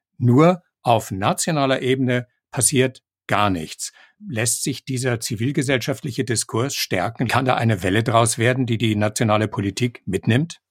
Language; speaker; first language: German; native; German